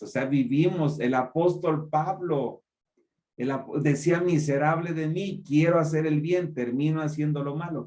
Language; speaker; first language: Spanish; native; Spanish